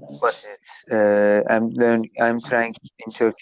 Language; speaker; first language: English; non-native, learner; Turkish